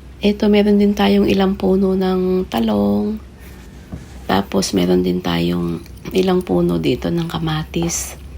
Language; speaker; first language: Filipino; native; Filipino